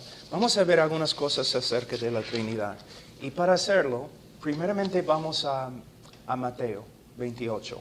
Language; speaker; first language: Spanish; non-native, fluent; English